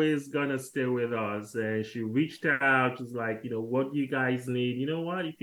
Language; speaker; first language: English; non-native, local second language; Krio